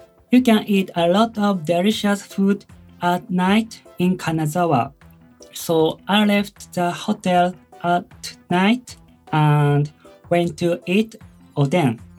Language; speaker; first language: English; non-native, learner; Japanese